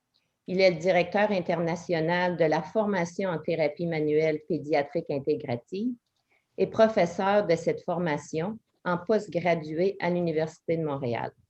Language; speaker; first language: French; native; French